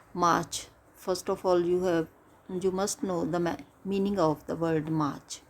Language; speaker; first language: English; non-native, local second language; Punjabi